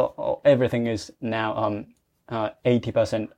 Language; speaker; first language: English; non-native, fluent; Japanese